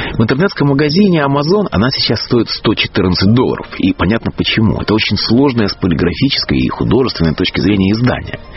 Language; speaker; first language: Russian; native; Russian